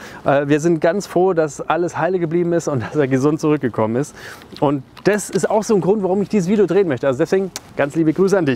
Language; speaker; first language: German; native; German